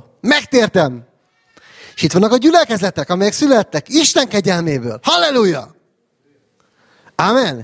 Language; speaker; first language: Hungarian; native; Hungarian